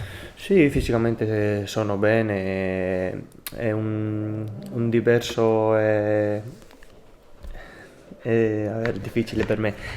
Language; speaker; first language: Italian; non-native, learner; Spanish